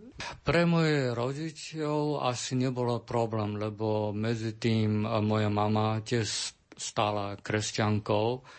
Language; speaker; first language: Slovak; non-native, learner; Chinese